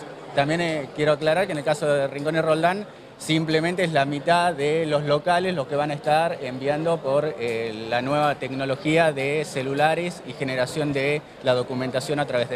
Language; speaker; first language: Spanish; native; Spanish